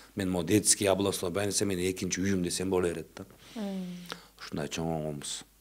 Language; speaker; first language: Kyrgyz; non-native, local second language; Uzbek